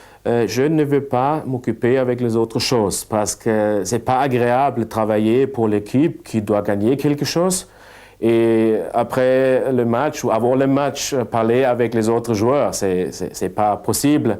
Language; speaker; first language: French; non-native, fluent; German